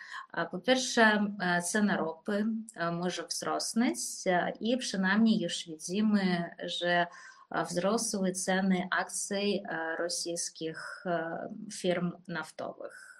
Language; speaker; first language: Polish; non-native, fluent; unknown